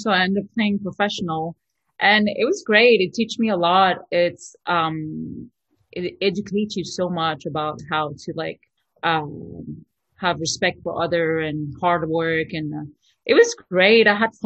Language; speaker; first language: English; non-native, fluent; French